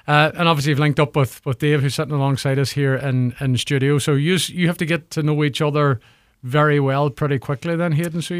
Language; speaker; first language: English; native; English